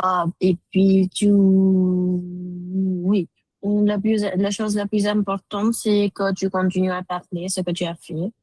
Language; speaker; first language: French; non-native, fluent; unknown